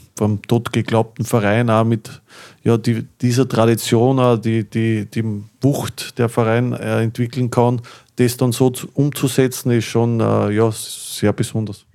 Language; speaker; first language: German; native; German